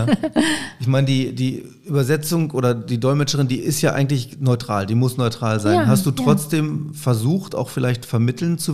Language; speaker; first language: German; native; German